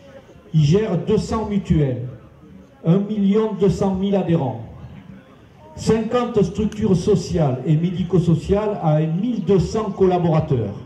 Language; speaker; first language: French; native; French